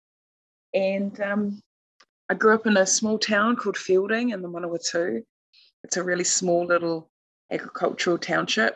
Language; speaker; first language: English; native; English